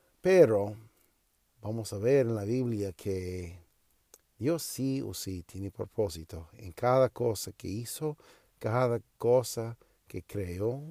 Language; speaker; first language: Spanish; non-native, learner; English